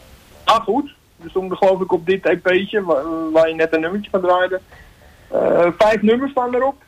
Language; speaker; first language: Dutch; native; Dutch